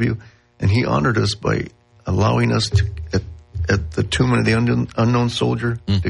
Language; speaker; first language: English; non-native, local second language; Spanish